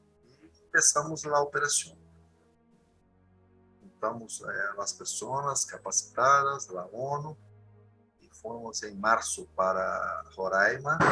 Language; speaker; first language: Spanish; non-native, learner; Portuguese